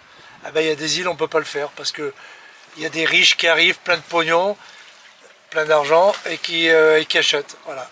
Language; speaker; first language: French; native; French